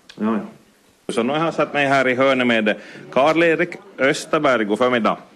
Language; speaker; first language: Swedish; native; Swedish